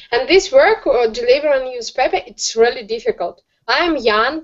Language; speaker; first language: English; non-native, learner; Russian